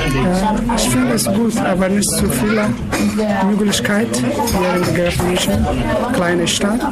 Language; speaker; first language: German; non-native, learner; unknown